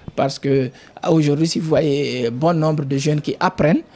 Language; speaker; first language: French; non-native, local second language; Fula